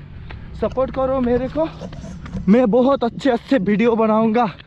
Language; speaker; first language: Hindi; non-native, learner; Nepali